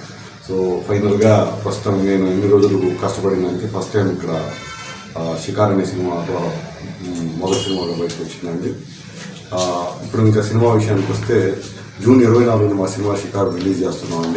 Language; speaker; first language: Telugu; native; Telugu